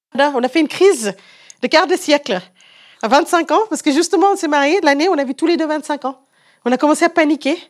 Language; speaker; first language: French; non-native, fluent; English